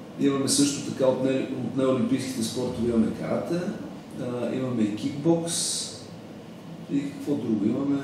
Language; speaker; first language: Bulgarian; native; Bulgarian